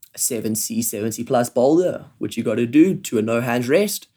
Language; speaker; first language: English; native; English